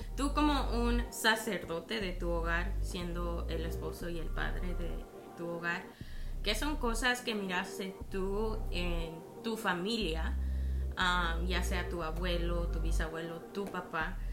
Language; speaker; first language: Spanish; early bilingual, heritage; Spanish